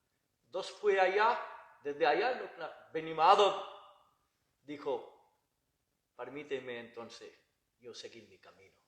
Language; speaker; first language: Spanish; non-native, learner; Bangla